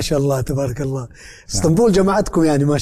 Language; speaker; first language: Arabic; native; Arabic